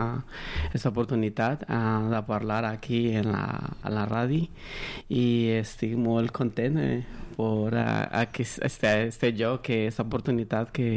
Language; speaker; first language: Catalan; non-native, learner; Spanish